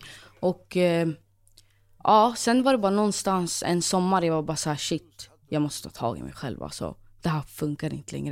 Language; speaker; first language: Swedish; native; Swedish